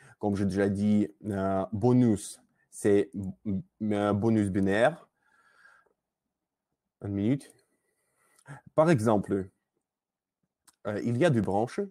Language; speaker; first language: French; non-native, learner; Russian